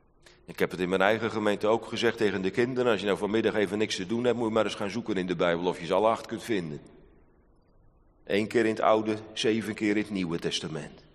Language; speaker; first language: Dutch; native; Dutch